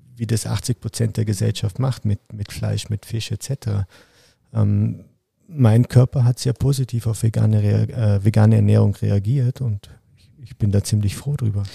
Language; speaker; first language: German; early bilingual, other home language; Arabic